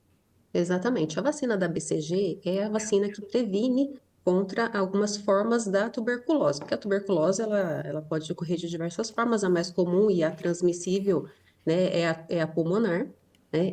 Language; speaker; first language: Portuguese; native; Portuguese